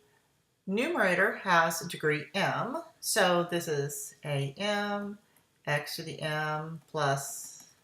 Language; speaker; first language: English; native; English